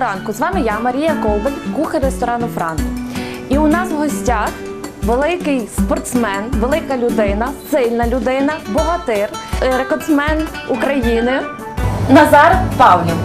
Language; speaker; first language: Ukrainian; native; Ukrainian